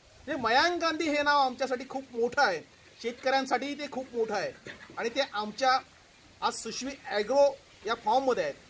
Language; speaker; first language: Marathi; native; Marathi